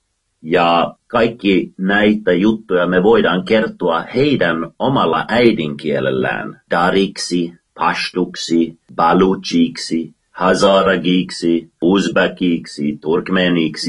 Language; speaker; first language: Finnish; non-native, fluent; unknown